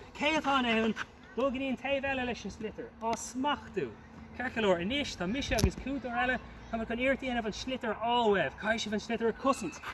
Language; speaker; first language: Irish; non-native, local second language; English